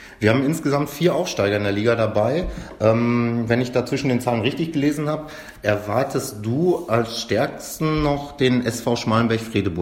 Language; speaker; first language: German; native; German